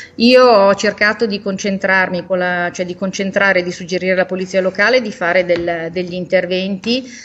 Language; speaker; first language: Italian; native; Italian